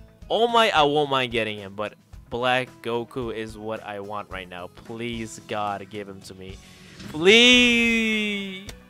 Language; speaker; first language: English; early bilingual, other home language; Spanish